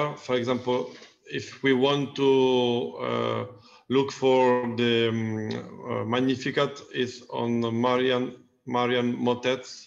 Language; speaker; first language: English; non-native, learner; Italian